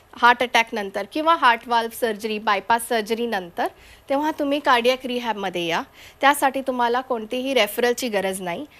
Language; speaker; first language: Marathi; non-native, local second language; Konkani